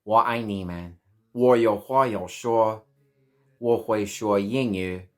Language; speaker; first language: Chinese; non-native, learner; English